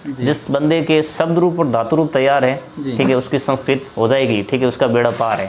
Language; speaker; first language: Hindi; native; Hindi